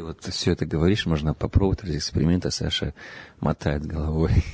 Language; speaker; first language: Russian; native; Russian